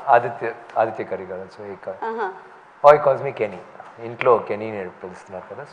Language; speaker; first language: Telugu; non-native, fluent; Tamil